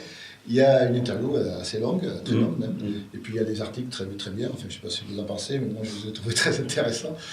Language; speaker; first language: French; native; French